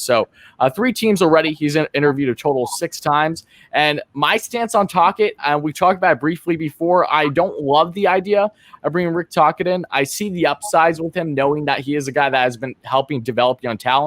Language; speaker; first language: English; native; English